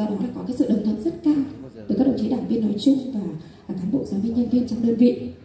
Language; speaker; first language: Vietnamese; non-native, local second language; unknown